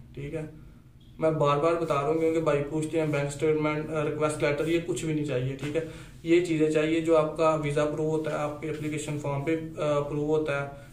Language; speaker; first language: Urdu; non-native, local second language; Punjabi